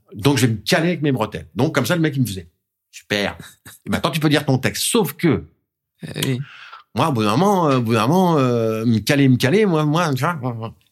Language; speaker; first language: French; native; French